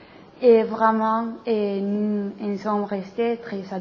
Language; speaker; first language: French; non-native, learner; Spanish